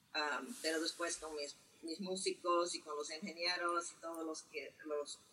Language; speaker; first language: Spanish; early bilingual, heritage; Spanish